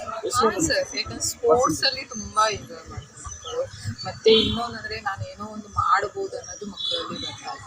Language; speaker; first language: Kannada; non-native, local second language; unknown